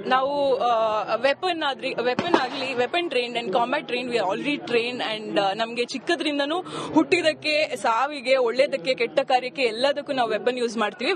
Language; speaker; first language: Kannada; non-native, local second language; Kodava